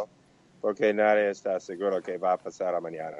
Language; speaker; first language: Portuguese; non-native, learner; Spanish